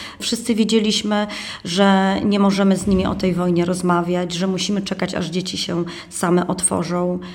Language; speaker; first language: Polish; native; Polish